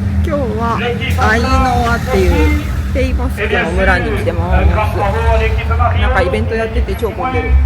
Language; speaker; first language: Japanese; native; Japanese